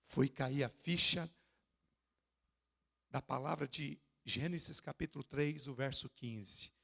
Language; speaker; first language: Portuguese; native; Portuguese